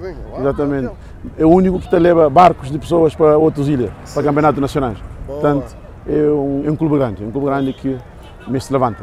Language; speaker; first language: Portuguese; non-native, local second language; Kabuverdianu